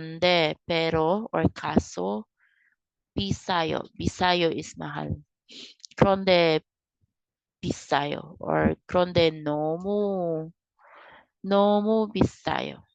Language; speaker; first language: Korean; non-native, learner; Kinaray-a